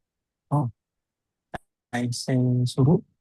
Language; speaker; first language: Japanese; non-native, learner; Indonesian